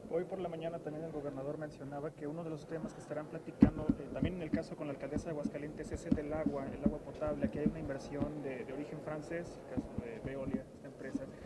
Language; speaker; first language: Spanish; native; Spanish